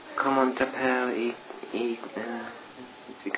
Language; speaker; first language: French; non-native, learner; English